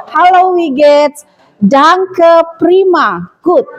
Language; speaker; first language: German; non-native, learner; Indonesian